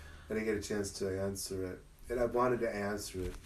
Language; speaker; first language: English; early bilingual, other home language; Spanish